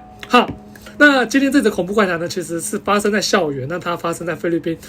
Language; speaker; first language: Chinese; native; Chinese